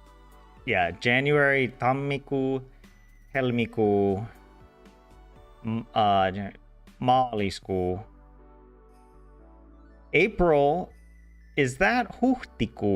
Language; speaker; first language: Finnish; non-native, learner; English